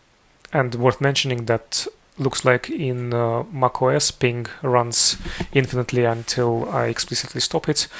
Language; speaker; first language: English; non-native, fluent; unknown